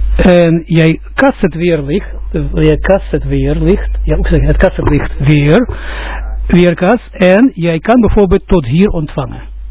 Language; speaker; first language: Dutch; non-native, fluent; Russian